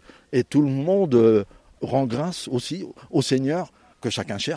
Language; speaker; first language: French; native; French